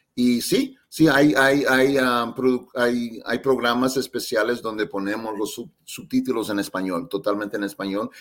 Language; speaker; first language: Spanish; early bilingual, heritage; Spanish